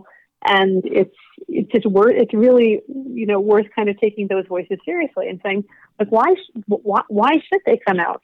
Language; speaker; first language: English; native; English